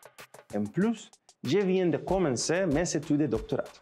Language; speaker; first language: French; non-native, learner; Spanish